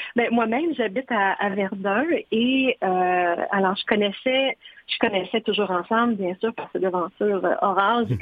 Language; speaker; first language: French; native; French